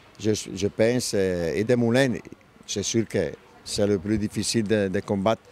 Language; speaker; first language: French; non-native, learner; Italian